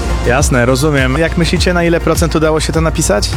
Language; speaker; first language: Polish; native; Polish